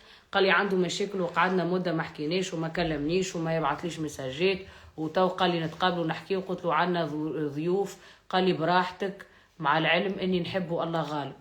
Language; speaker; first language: Arabic; native; Arabic